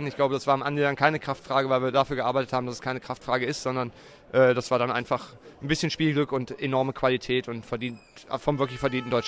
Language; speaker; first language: German; native; German